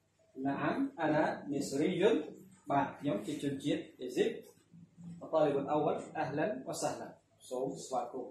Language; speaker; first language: Arabic; non-native, fluent; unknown